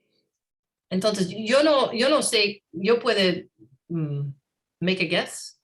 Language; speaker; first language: Spanish; non-native, learner; English